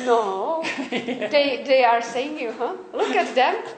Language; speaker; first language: English; non-native, fluent; Czech